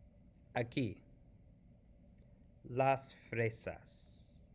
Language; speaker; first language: Spanish; non-native, fluent; English